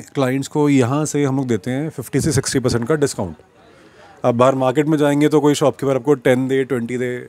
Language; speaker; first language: Hindi; native; Hindi